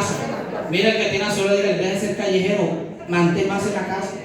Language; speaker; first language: Spanish; native; Spanish